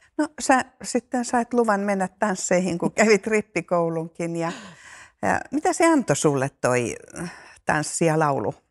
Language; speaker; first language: Finnish; native; Finnish